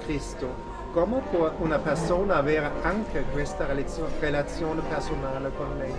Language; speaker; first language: Italian; non-native, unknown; German